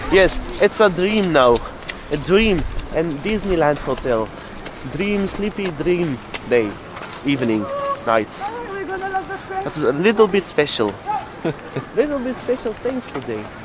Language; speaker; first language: English; non-native, learner; Dutch